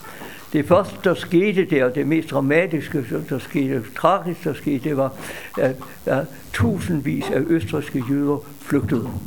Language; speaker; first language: Danish; native; Danish